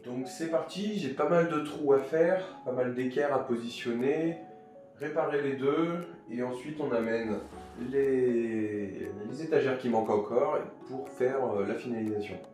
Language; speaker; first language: French; native; French